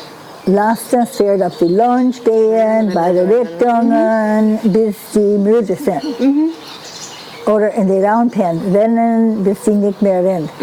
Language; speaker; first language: German; non-native, learner; English